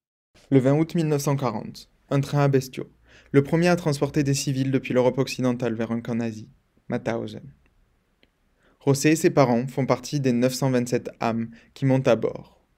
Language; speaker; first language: French; native; French